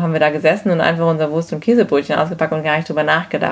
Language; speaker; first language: German; native; German